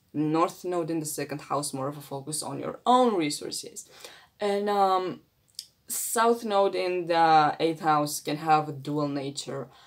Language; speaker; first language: English; non-native, fluent; Romanian